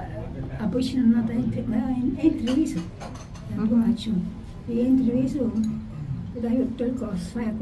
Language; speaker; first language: Russian; non-native, fluent; Estonian